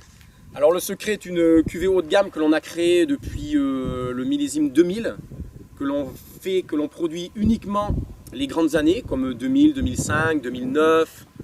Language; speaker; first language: French; native; French